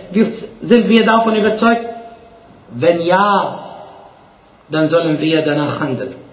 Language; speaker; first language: German; non-native, fluent; Arabic